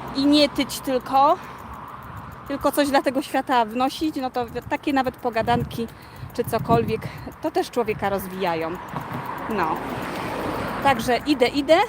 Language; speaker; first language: Polish; native; Polish